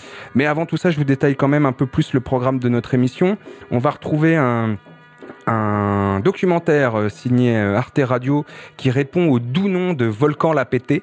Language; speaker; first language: French; native; French